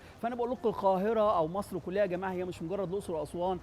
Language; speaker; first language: Egyptian Arabic; native; Egyptian Arabic